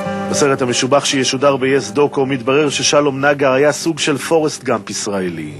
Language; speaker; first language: Hebrew; native; Hebrew